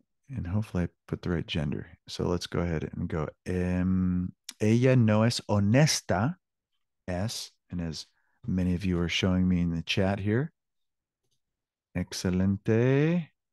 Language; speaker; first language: English; native; English